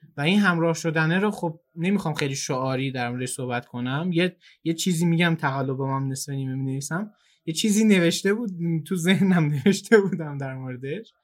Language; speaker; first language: Persian; native; Persian